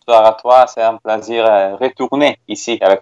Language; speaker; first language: French; non-native, fluent; Italian